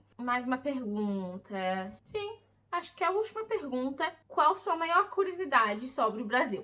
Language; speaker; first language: Portuguese; early bilingual, heritage; English